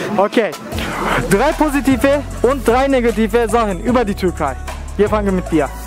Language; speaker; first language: German; non-native, fluent; Turkish